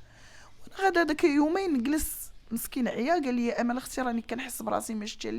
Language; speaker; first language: Arabic; native; Arabic